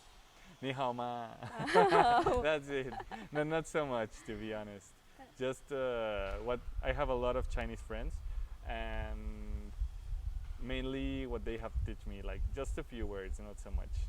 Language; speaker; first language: English; non-native, fluent; Spanish